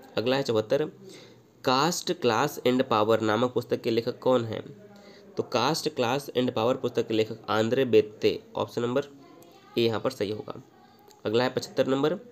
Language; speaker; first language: Hindi; native; Hindi